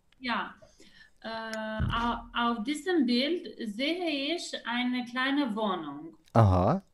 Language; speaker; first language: German; non-native, learner; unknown